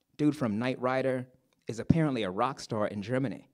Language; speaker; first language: English; native; English